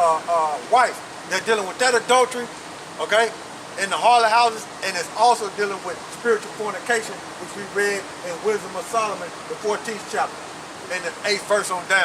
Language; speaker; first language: English; native; English